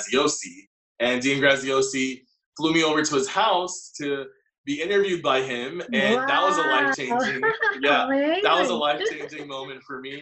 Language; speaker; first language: English; native; English